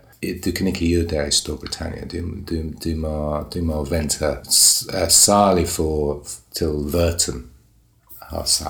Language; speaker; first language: Norwegian; non-native, learner; English